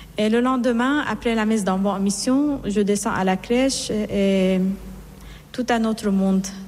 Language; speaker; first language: French; non-native, fluent; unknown